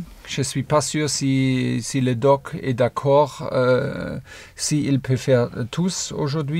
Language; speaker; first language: French; non-native, fluent; German